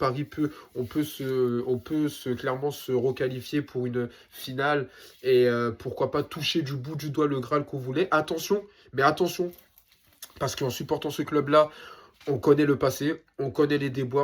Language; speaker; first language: French; native; French